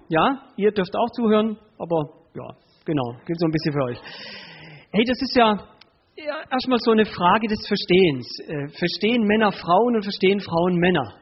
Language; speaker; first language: German; early bilingual, other home language; Spanish